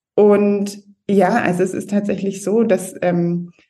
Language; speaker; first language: German; native; German